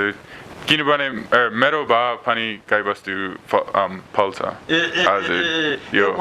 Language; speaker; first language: Nepali; non-native, learner; English